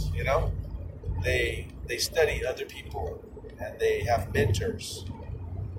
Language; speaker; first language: English; native; English